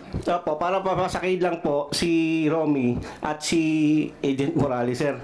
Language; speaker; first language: Filipino; non-native, local second language; Cebuano